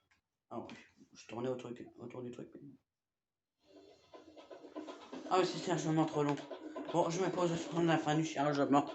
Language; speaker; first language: French; native; French